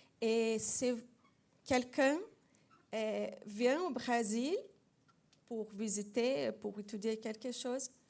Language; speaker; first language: French; non-native, fluent; Portuguese